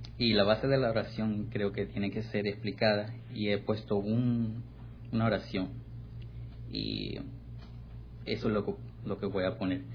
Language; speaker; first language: Spanish; non-native, fluent; English